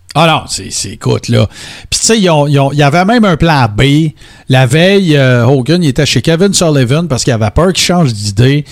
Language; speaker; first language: French; native; French